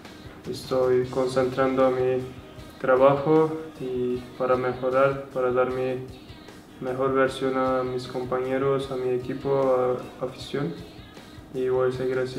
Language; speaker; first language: Spanish; non-native, fluent; Turkish